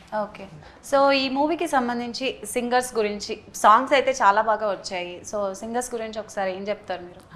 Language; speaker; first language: Telugu; native; Telugu